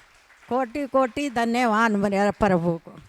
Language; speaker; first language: Hindi; non-native, local second language; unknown